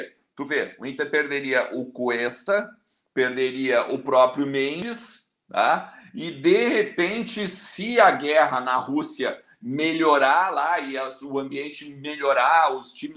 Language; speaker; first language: Portuguese; native; Portuguese